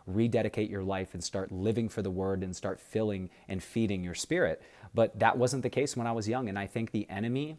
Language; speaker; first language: English; native; English